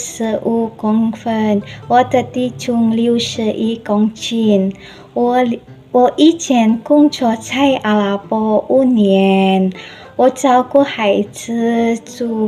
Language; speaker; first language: Chinese; non-native, learner; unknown